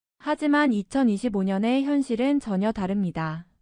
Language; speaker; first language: Korean; native; Korean